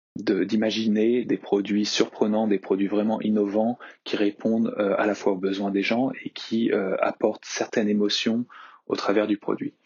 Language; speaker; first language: French; native; French